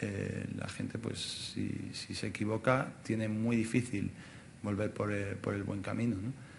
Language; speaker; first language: Spanish; native; Spanish